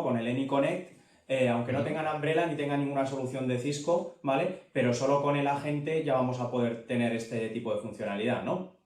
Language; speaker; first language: Spanish; native; Spanish